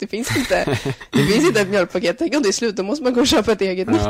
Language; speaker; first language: Swedish; native; Swedish